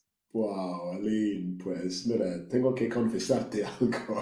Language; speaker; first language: Spanish; non-native, fluent; English